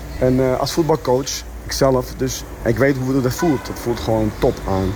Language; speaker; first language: Dutch; early bilingual, other home language; Arabic